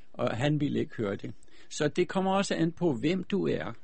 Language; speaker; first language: Danish; early bilingual, other home language; German